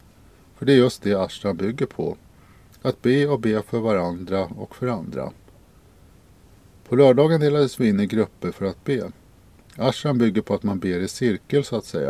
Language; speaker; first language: Swedish; native; Swedish